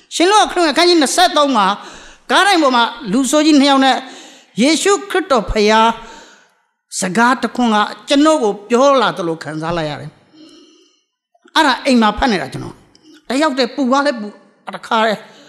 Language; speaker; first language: Burmese; native; Burmese